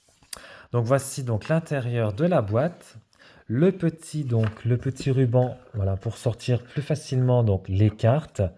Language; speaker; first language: French; native; French